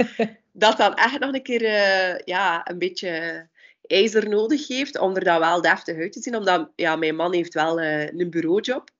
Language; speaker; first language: Dutch; native; Dutch